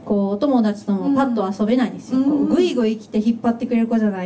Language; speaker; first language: Japanese; native; Japanese